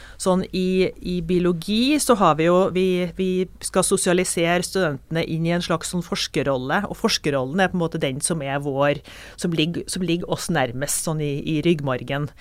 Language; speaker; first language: Norwegian; native; Norwegian